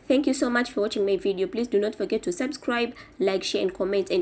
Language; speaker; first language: English; non-native, local second language; Swahili